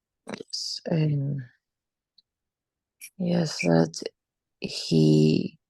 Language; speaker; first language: English; non-native, learner; Spanish